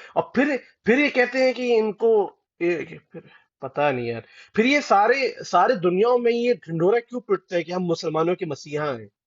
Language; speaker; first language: Hindi; native; Hindi